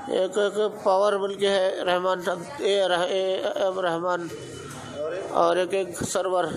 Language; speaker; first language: Urdu; native; Urdu